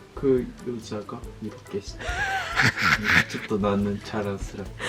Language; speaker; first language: Korean; non-native, learner; Japanese